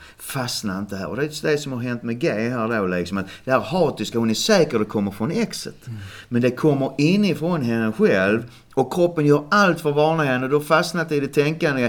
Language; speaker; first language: Swedish; native; Swedish